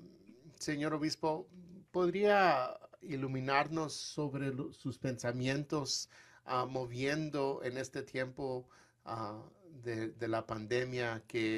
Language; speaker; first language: Spanish; early bilingual, heritage; English